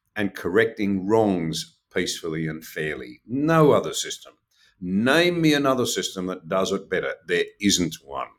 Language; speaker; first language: English; native; English